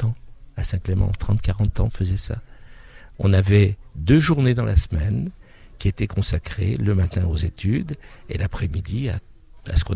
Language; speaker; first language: French; native; French